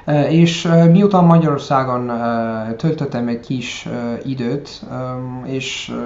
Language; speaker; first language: Hungarian; non-native, learner; Italian